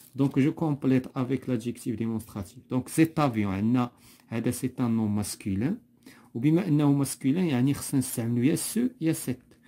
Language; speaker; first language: French; non-native, local second language; Arabic